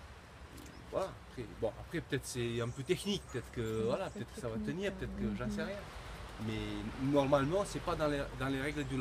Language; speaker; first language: French; native; French